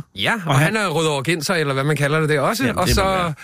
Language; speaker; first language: Danish; early bilingual, other home language; Spanish